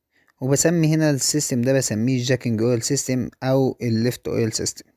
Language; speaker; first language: Arabic; native; Arabic